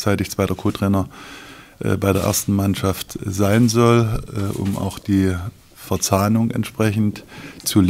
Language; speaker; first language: German; native; German